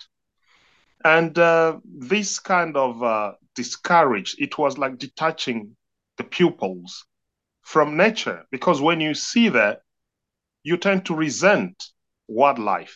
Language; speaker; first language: English; non-native, fluent; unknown